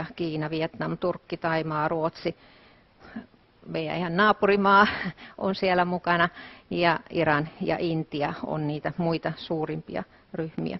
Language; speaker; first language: Finnish; native; Finnish